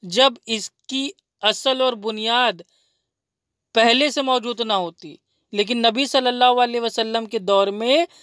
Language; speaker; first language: Hindi; native; Hindi